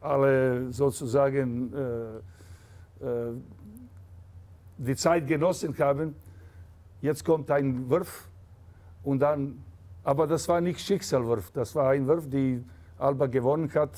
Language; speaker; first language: German; non-native, fluent; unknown